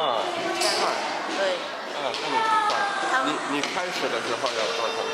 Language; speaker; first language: Chinese; early bilingual, heritage; Chinese